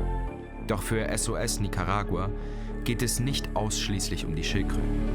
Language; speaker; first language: German; native; German